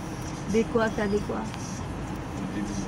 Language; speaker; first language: French; non-native, learner; Filipino